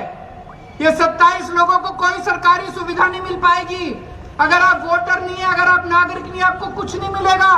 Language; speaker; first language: Hindi; native; Hindi